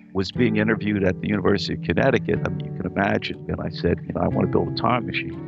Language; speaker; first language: English; native; English